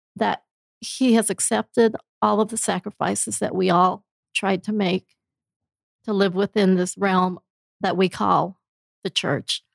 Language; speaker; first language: English; native; English